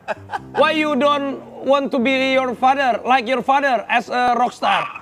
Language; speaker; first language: English; non-native, learner; Indonesian